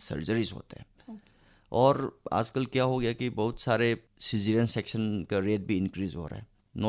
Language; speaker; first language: Hindi; non-native, local second language; Manipuri